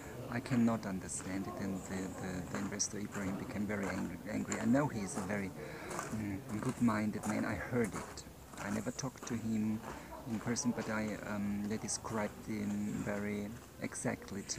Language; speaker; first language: English; non-native, fluent; German